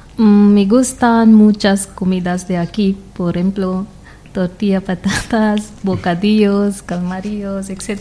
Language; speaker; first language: Spanish; non-native, learner; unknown